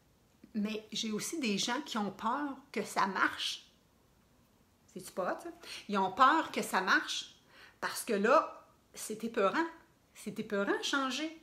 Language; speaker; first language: French; native; French